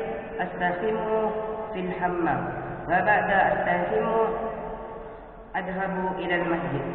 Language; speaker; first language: Arabic; non-native, learner; Indonesian